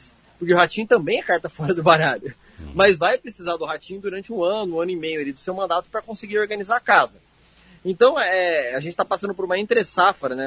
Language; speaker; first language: Portuguese; native; Portuguese